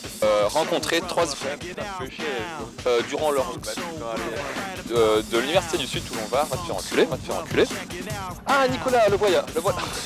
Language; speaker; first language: French; native; French